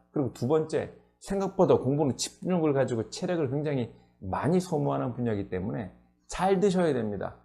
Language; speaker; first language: Korean; native; Korean